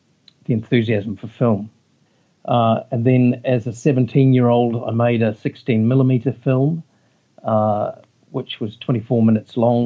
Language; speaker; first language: English; native; English